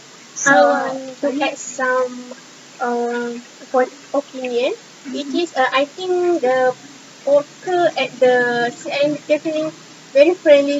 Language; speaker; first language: English; non-native, local second language; Malay